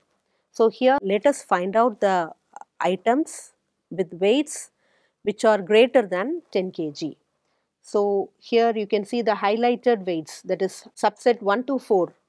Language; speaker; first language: English; non-native, local second language; Tamil